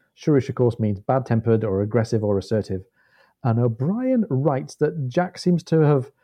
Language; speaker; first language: English; native; English